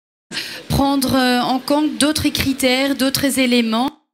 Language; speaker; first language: French; native; French